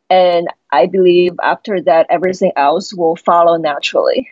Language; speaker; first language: English; non-native, fluent; Chinese